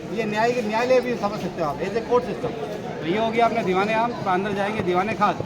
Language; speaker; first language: Hindi; native; Hindi